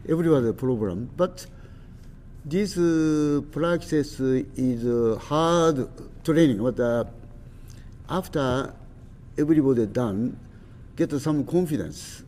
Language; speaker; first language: English; non-native, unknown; Japanese